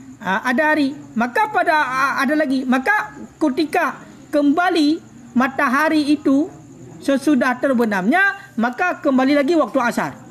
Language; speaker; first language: Malay; non-native, local second language; Achinese